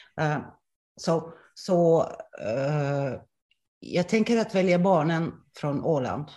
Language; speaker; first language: Swedish; non-native, local second language; Finnish